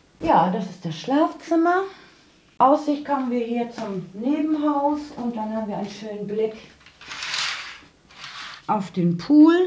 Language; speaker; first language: German; early bilingual, other home language; Turkish